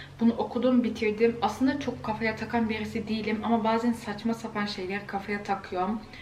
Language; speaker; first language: Turkish; early bilingual, heritage; Turkish